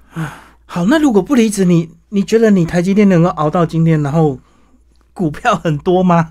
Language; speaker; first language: Chinese; native; Chinese